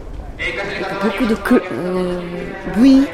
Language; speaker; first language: French; non-native, learner; Japanese